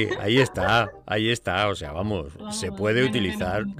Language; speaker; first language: Spanish; native; Spanish